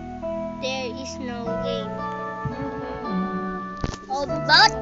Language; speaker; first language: English; non-native, learner; Filipino